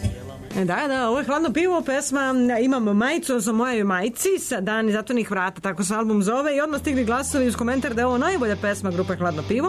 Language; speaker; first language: Serbian; native; Serbian